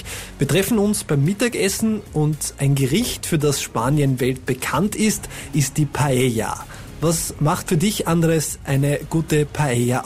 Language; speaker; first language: German; native; German